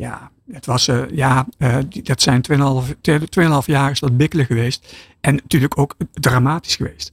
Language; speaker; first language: Dutch; native; Dutch